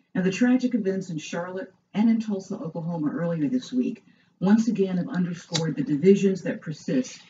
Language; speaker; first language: English; native; English